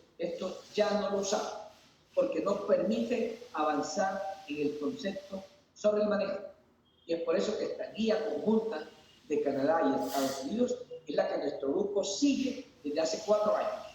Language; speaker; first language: Spanish; native; Spanish